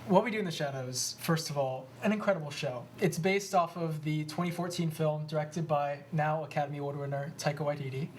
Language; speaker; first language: English; native; English